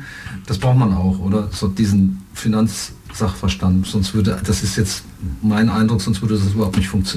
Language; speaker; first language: German; native; German